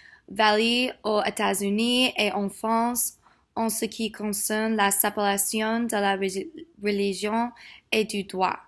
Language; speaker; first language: French; non-native, learner; English